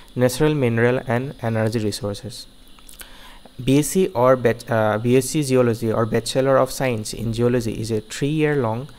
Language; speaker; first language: English; non-native, local second language; Assamese